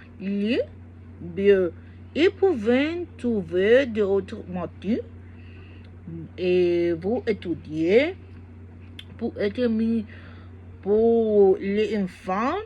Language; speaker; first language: French; non-native, learner; Spanish